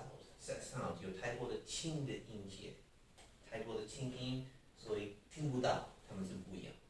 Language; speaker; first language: Chinese; non-native, learner; English